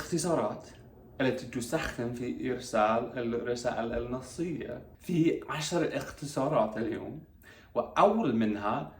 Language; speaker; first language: Arabic; non-native, fluent; English